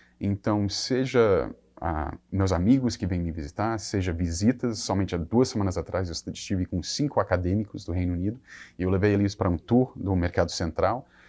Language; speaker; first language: Portuguese; non-native, fluent; English